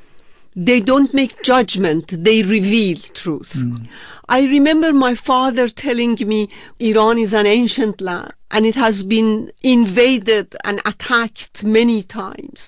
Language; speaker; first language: English; non-native, fluent; Persian